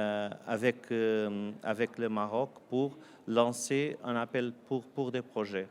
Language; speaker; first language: French; non-native, fluent; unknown